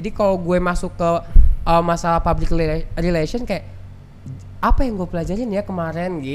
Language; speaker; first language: Indonesian; native; Indonesian